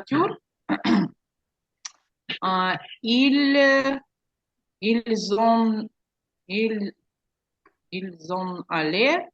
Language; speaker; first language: French; non-native, learner; Ukrainian